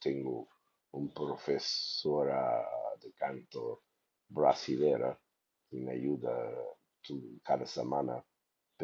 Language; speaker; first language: Spanish; non-native, fluent; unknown